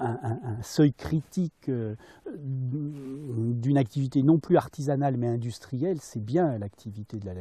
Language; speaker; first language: French; native; French